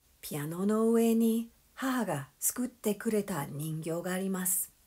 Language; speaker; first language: Japanese; non-native, fluent; English